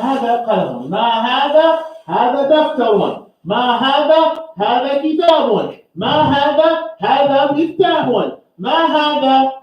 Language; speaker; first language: Arabic; non-native, fluent; English